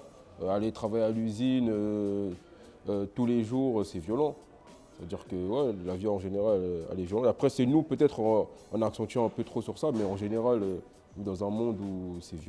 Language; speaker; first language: French; native; French